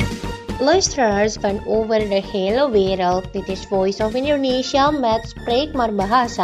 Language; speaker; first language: Dutch; non-native, learner; Indonesian